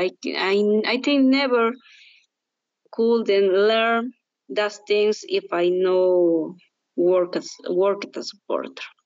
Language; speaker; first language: English; non-native, learner; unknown